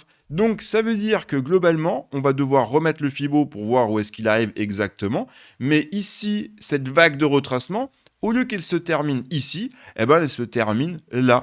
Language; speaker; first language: French; native; French